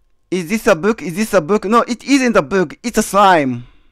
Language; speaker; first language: English; non-native, learner; Japanese